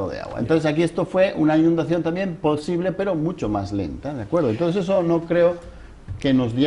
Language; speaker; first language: Spanish; native; Spanish